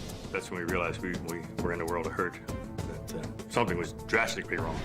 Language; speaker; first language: English; native; English